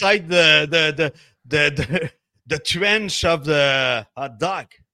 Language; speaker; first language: English; non-native, learner; French